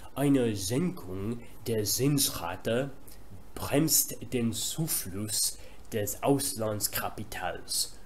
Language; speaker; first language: German; non-native, fluent; English